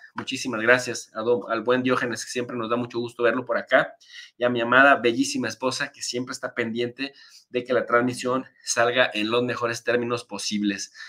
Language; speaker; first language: Spanish; native; Spanish